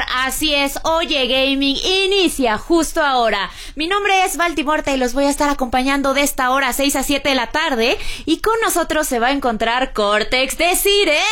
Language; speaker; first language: Spanish; native; Spanish